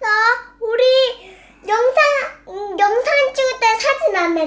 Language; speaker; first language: Korean; early bilingual, other home language; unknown